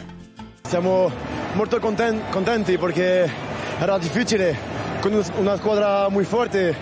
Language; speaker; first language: Italian; non-native, learner; Spanish